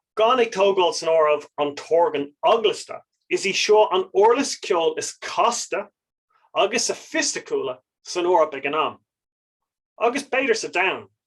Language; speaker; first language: Irish; non-native, local second language; English